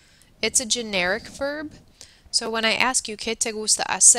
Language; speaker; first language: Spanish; non-native, fluent; English